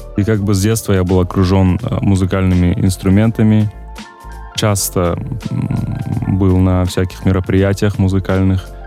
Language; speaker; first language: Russian; native; Russian